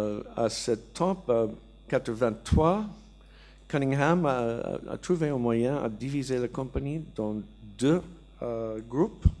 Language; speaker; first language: French; non-native, learner; English